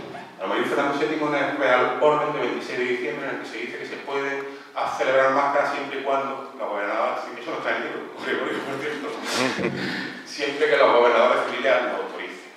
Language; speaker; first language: Spanish; native; Spanish